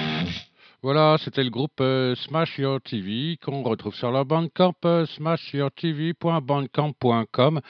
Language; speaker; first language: French; native; French